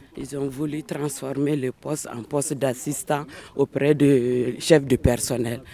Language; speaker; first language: French; non-native, local second language; Bambara